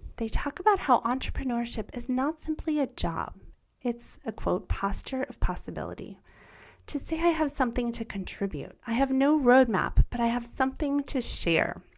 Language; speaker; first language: English; early bilingual, other home language; German